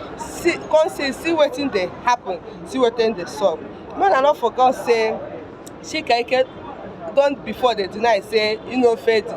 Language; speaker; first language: Nigerian Pidgin; non-native, local second language; Igbo